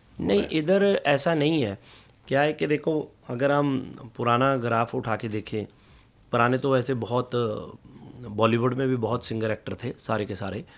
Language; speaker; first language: Hindi; non-native, local second language; Punjabi